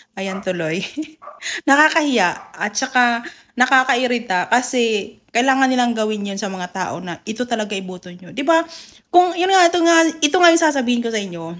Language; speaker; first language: Filipino; non-native, local second language; Cebuano